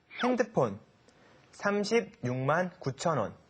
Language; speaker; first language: Korean; native; Korean